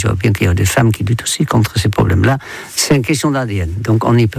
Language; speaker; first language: French; non-native, fluent; Dutch